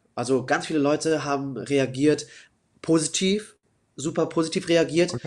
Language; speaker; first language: German; native; German